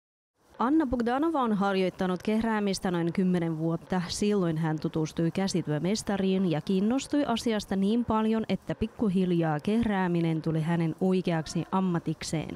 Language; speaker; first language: Finnish; non-native, local second language; Russian